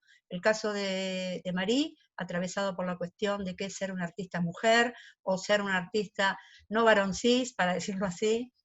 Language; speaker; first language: Spanish; native; Spanish